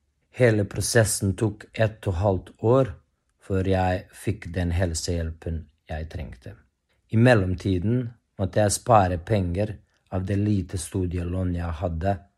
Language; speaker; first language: Norwegian; non-native, fluent; Bosnian